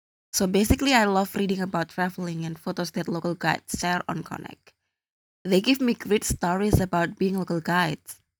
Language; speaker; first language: English; non-native, learner; Indonesian